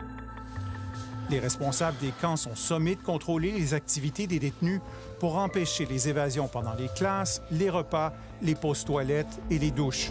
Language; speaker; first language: French; native; French